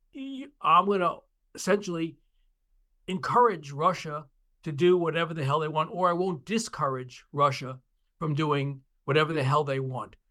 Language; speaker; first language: English; native; English